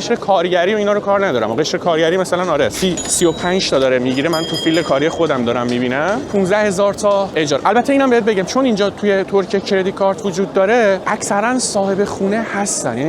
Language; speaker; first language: Persian; native; Persian